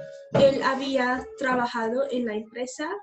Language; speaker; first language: Spanish; non-native, fluent; English